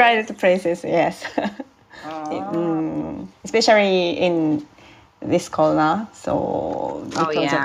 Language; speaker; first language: English; non-native, learner; Japanese